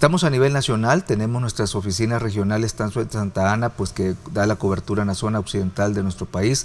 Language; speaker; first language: Spanish; native; Spanish